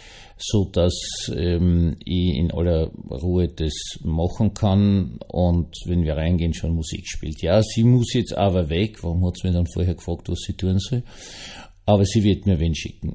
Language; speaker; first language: German; native; German